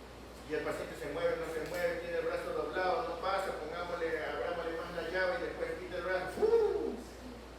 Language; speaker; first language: Spanish; native; Spanish